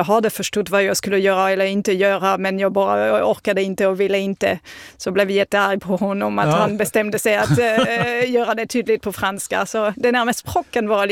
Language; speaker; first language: Swedish; non-native, fluent; French